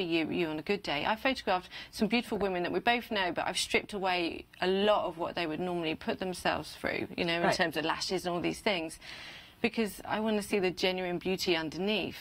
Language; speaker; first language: English; native; English